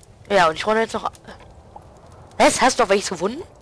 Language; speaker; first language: German; native; German